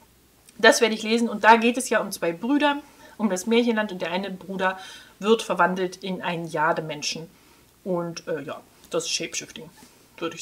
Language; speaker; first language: German; native; German